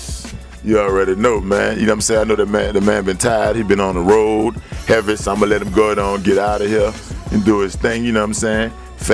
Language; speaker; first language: English; native; English